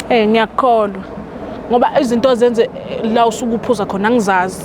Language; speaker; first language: Zulu; native; Zulu